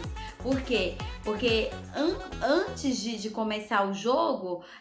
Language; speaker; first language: Portuguese; native; Portuguese